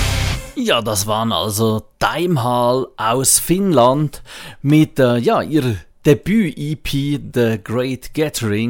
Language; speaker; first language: German; native; German